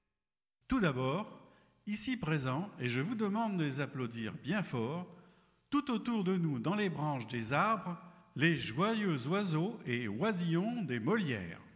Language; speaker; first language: French; native; French